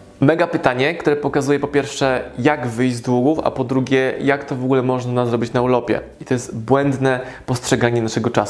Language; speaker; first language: Polish; native; Polish